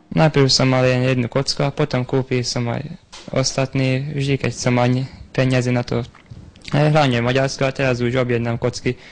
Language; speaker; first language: Slovak; non-native, local second language; Hungarian